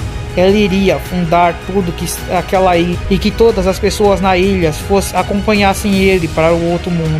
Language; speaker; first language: Portuguese; native; Portuguese